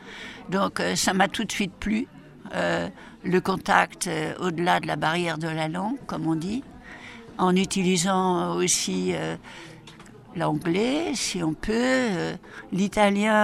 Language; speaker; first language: French; native; French